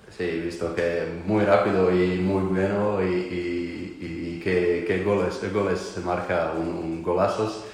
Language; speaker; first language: Spanish; non-native, learner; Croatian